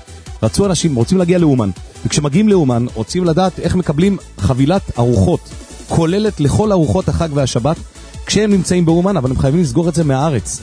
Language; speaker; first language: Hebrew; native; Hebrew